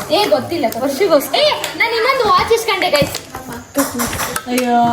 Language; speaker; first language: Kannada; native; Kannada